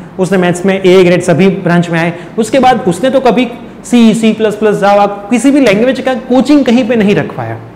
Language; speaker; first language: Hindi; non-native, local second language; Gujarati